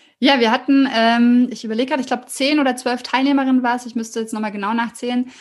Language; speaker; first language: German; native; German